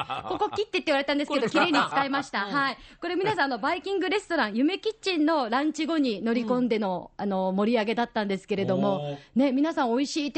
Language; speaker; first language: Japanese; native; Japanese